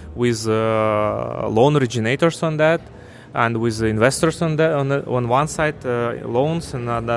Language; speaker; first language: English; non-native, fluent; Ukrainian